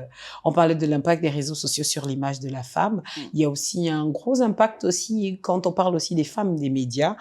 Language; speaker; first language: French; native; French